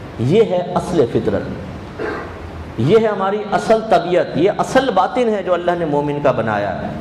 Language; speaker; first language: Urdu; native; Urdu